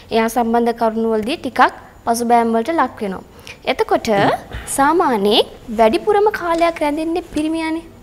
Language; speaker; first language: Sinhala; native; Sinhala